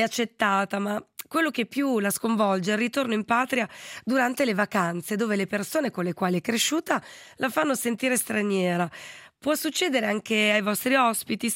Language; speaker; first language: Italian; native; Italian